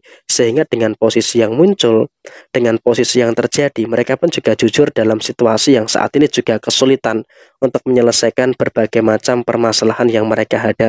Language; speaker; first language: Indonesian; native; Indonesian